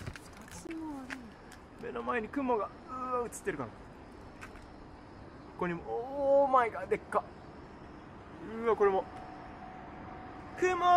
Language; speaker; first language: Japanese; native; Japanese